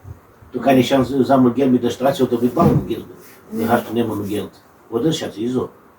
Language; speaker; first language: German; non-native, learner; Romanian